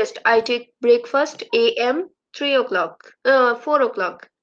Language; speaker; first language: English; non-native, learner; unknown